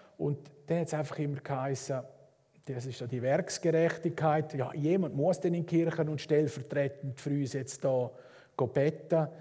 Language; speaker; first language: German; native; German